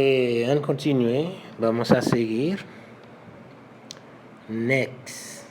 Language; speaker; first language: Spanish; non-native, local second language; Haitian Creole